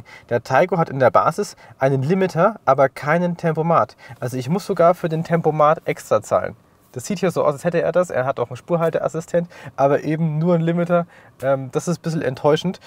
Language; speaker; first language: German; native; German